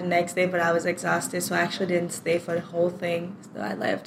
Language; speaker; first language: English; non-native, fluent; French